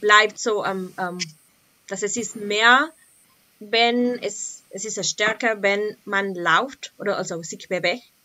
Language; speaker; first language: German; non-native, learner; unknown